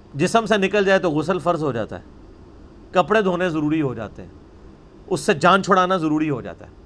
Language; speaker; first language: Urdu; non-native, local second language; Punjabi